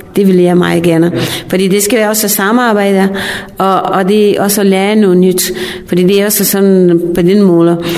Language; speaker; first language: Danish; non-native, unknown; Pashto